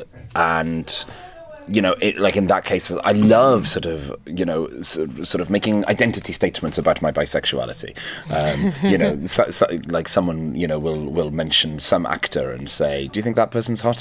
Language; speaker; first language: English; non-native, local second language; Welsh